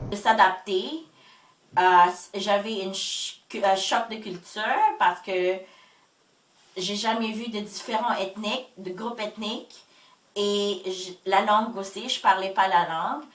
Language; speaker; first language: French; early bilingual, other home language; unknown